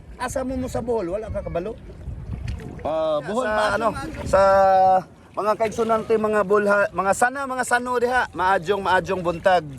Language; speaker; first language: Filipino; non-native, local second language; Cebuano